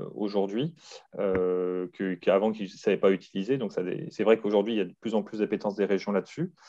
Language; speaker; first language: French; native; French